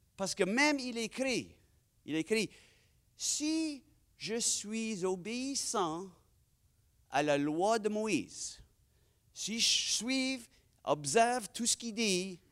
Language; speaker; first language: French; non-native, fluent; English